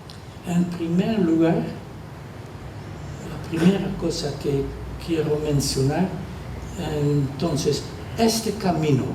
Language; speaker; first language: Spanish; non-native, fluent; Dutch